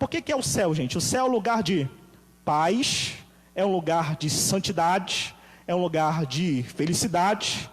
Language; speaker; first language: Portuguese; native; Portuguese